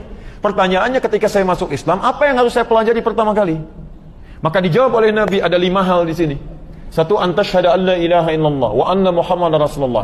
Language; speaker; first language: Indonesian; native; Indonesian